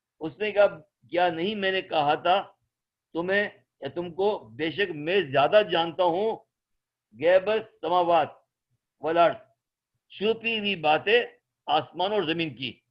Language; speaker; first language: Urdu; native; Urdu